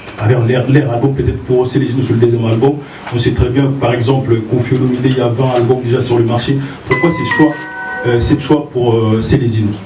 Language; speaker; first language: French; non-native, local second language; Lingala